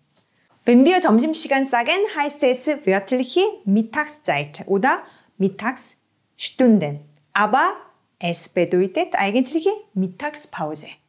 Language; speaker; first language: German; non-native, fluent; Korean